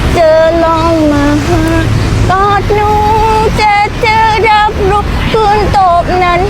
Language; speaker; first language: Thai; non-native, learner; Vietnamese